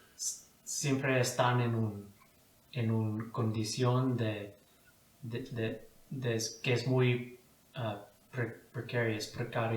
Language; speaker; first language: Spanish; non-native, fluent; English